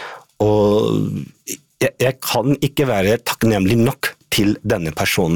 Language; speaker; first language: Norwegian; non-native, fluent; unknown